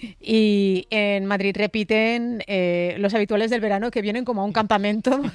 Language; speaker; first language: Spanish; native; Spanish